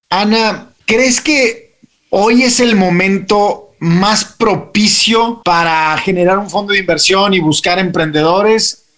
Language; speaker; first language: Spanish; native; Spanish